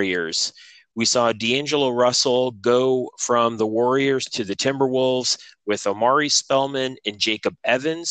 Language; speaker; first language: English; native; English